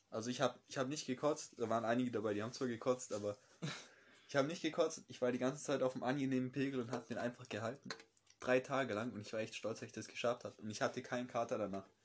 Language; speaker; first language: German; native; German